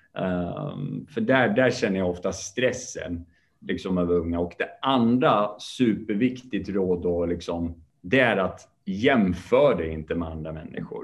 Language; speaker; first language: Swedish; early bilingual, other home language; Kurdish